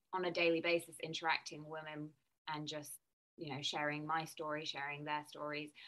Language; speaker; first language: English; native; English